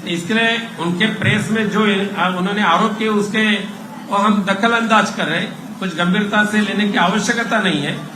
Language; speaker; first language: Hindi; non-native, local second language; Marathi